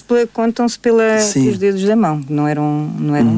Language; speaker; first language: Portuguese; native; Portuguese